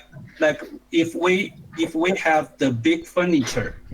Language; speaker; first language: English; non-native, learner; Chinese